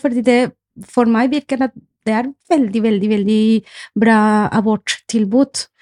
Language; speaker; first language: Norwegian; non-native, fluent; Spanish